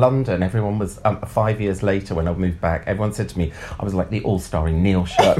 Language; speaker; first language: English; native; English